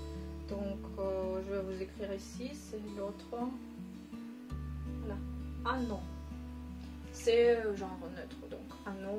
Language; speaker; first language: French; non-native, fluent; Russian